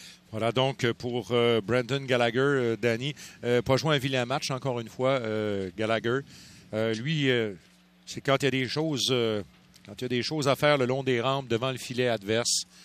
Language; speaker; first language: French; native; French